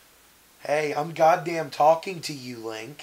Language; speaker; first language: English; native; English